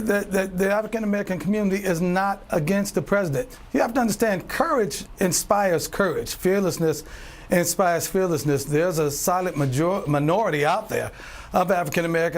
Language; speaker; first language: English; native; English